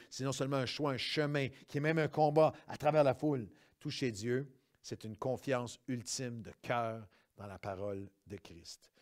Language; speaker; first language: French; native; French